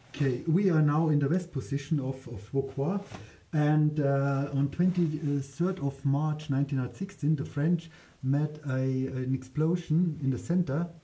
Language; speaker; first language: English; non-native, fluent; German